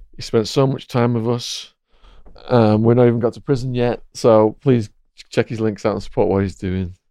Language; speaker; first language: English; native; English